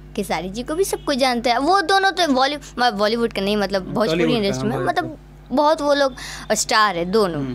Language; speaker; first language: Hindi; non-native, local second language; Bhojpuri